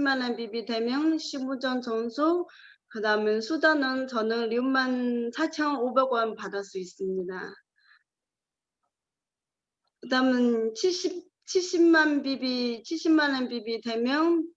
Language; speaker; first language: Korean; non-native, learner; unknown